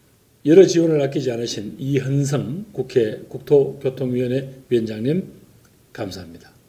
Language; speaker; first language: Korean; native; Korean